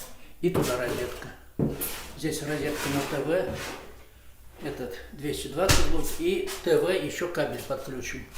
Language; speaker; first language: Russian; native; Russian